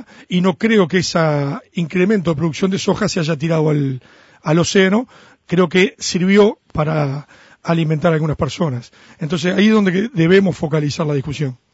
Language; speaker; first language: Spanish; native; Spanish